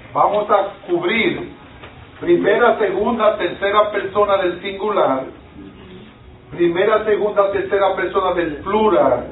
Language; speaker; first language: Spanish; non-native, fluent; English